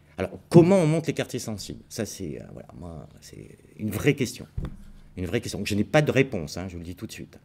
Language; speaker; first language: French; native; French